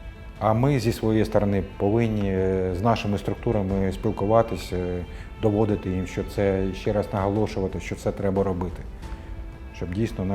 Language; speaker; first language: Ukrainian; non-native, local second language; Russian